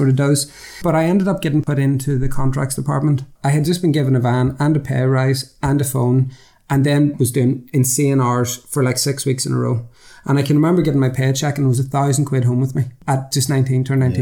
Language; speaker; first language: English; native; English